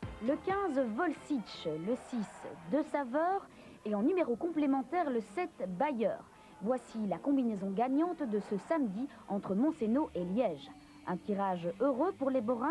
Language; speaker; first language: French; native; French